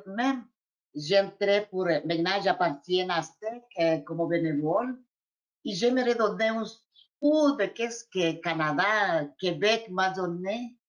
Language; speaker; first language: French; non-native, fluent; Spanish